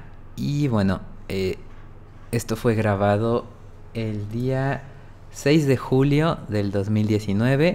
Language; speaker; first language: Spanish; native; Spanish